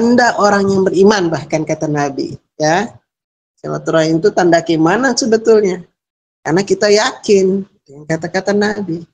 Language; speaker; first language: Indonesian; native; Indonesian